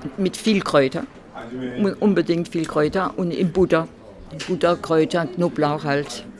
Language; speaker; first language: German; non-native, local second language; Swiss German